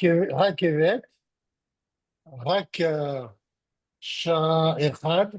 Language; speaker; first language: Hebrew; non-native, learner; French